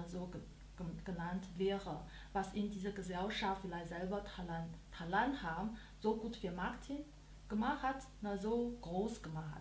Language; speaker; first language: German; non-native, learner; Chinese